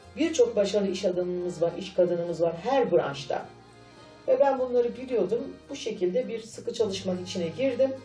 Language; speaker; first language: Turkish; native; Turkish